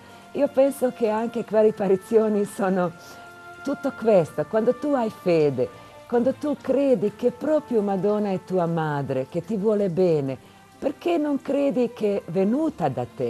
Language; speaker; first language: Italian; non-native, fluent; Croatian